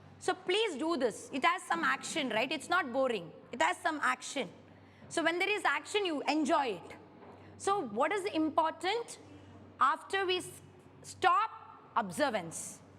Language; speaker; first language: English; non-native, local second language; Kannada